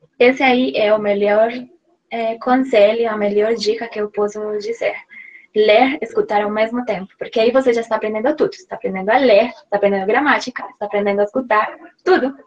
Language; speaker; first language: Portuguese; non-native, fluent; Spanish